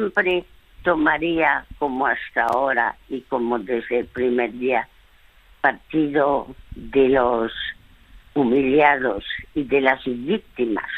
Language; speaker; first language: Spanish; early bilingual, other home language; French